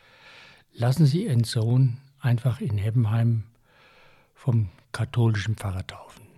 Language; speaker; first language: German; native; German